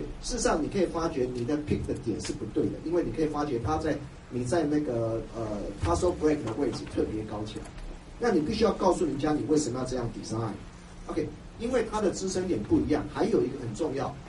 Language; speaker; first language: Chinese; native; Chinese